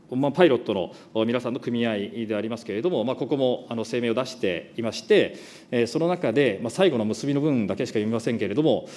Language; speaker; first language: Japanese; native; Japanese